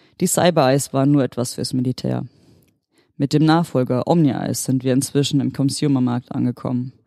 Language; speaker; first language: German; native; German